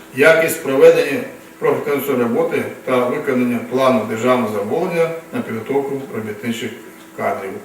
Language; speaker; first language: Ukrainian; non-native, local second language; Russian